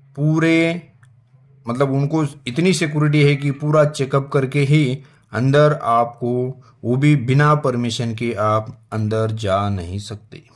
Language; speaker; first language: Hindi; non-native, local second language; Marathi